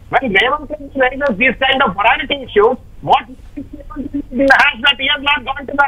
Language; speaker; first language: English; non-native, local second language; Telugu